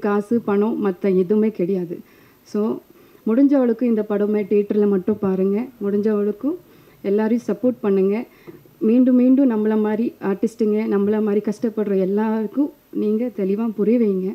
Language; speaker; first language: Tamil; non-native, fluent; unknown